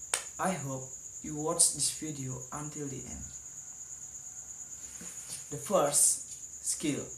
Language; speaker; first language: English; non-native, learner; Indonesian